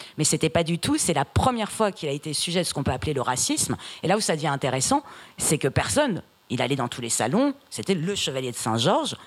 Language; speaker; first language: French; early bilingual, other home language; Persian